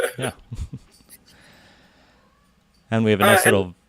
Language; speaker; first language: English; native; English